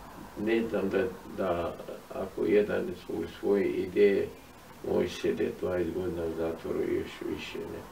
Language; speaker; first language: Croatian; non-native, fluent; Arabic